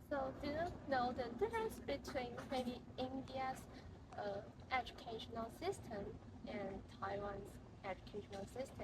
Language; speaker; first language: English; non-native, fluent; Chinese